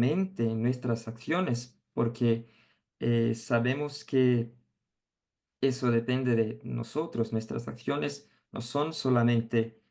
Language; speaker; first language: Spanish; non-native, fluent; Portuguese